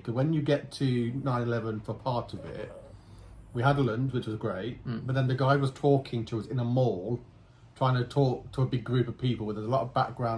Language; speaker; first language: English; native; English